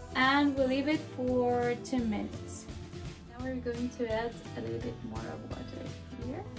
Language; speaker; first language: English; non-native, fluent; Russian